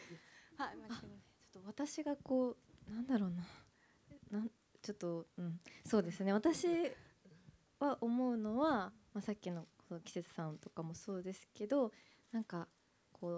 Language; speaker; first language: Japanese; native; Japanese